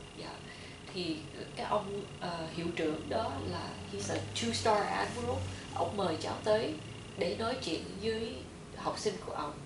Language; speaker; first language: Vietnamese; early bilingual, heritage; Vietnamese